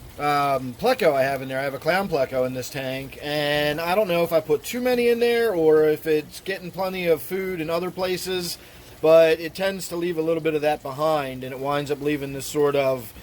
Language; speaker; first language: English; native; English